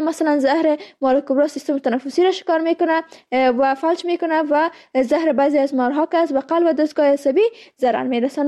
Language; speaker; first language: Persian; native; Persian